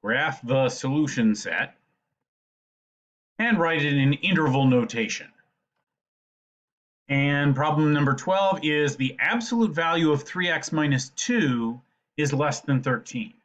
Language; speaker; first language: English; native; English